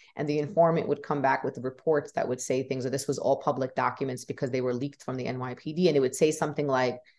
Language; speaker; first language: English; native; English